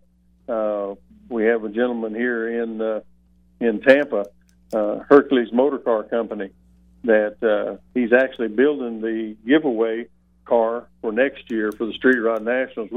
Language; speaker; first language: English; native; English